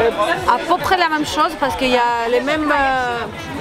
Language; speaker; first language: French; non-native, learner; Ukrainian